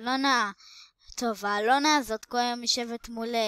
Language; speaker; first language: Hebrew; native; Hebrew